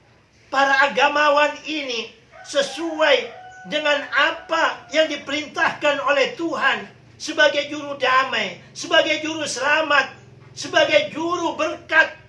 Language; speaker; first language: Indonesian; native; Indonesian